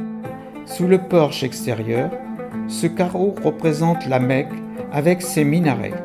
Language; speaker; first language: French; native; French